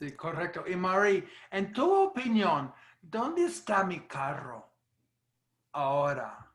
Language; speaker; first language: Spanish; non-native, fluent; English